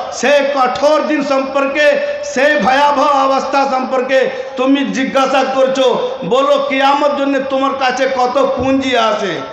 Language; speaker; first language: Bangla; non-native, local second language; Urdu